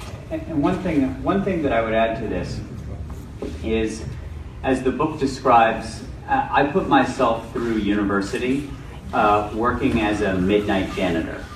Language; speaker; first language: English; native; English